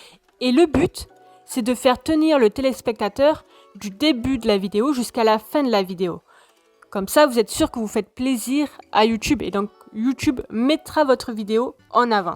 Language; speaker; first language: French; native; French